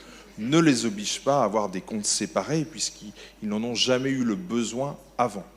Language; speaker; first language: French; native; French